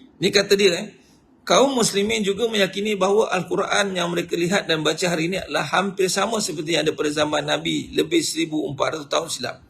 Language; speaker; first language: Malay; native; Malay